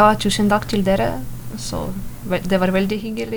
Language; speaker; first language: Norwegian; non-native, learner; Ukrainian